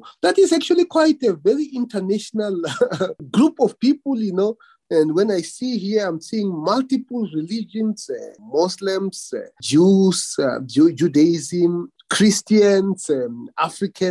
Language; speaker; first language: English; non-native, local second language; Venda